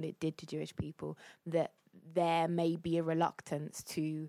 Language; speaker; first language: English; native; English